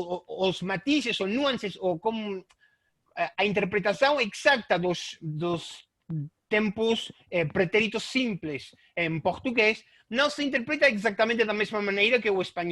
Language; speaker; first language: Portuguese; non-native, fluent; Spanish